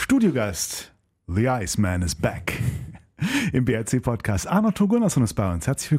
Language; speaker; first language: German; native; German